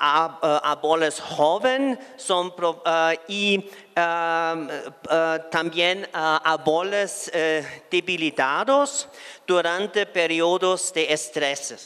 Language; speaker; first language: Spanish; non-native, fluent; German